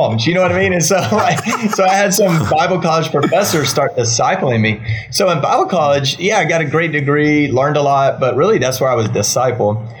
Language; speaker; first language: English; native; English